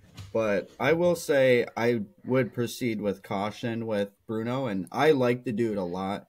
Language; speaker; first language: English; native; English